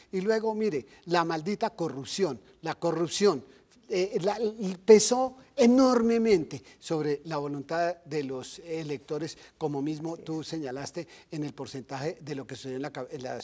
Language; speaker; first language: Spanish; native; Spanish